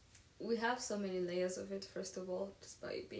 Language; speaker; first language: English; non-native, local second language; Kinyarwanda